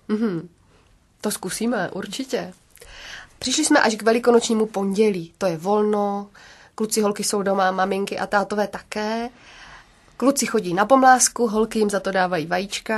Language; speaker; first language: Czech; native; Czech